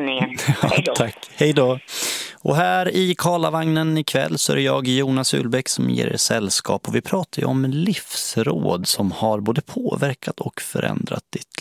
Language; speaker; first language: Swedish; native; Swedish